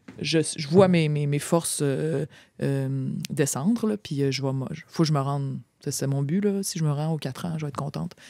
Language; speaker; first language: French; native; French